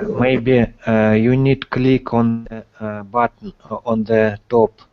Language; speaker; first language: English; non-native, learner; Russian